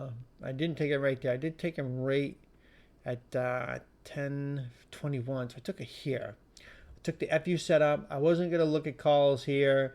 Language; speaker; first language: English; native; English